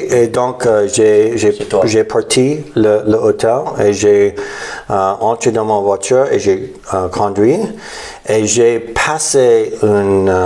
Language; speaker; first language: French; non-native, learner; English